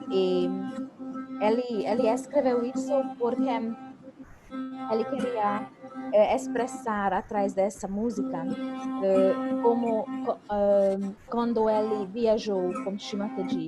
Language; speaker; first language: Portuguese; non-native, fluent; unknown